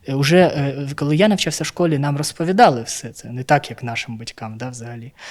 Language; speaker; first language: Ukrainian; non-native, local second language; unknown